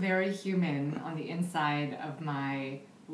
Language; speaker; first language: English; early bilingual, other home language; Filipino